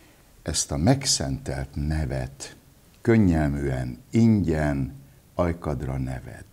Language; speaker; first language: Hungarian; native; Hungarian